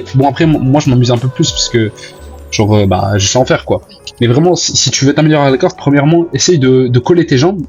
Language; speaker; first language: French; native; French